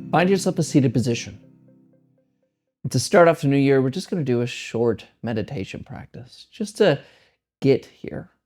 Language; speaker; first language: English; native; English